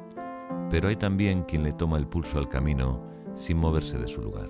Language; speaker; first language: Spanish; native; Spanish